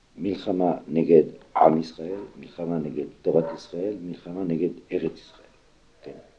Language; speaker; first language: Hebrew; non-native, fluent; French